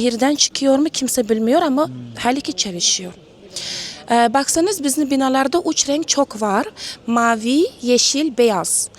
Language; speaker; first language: Turkish; non-native, learner; Uzbek